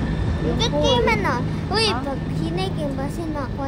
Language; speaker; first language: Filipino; non-native, local second language; Cebuano